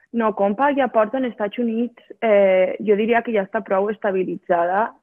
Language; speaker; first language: Catalan; native; Catalan